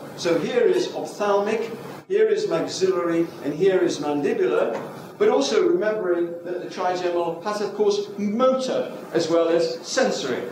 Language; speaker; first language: English; native; English